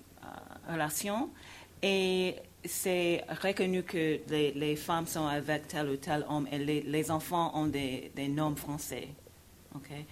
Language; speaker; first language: French; non-native, fluent; English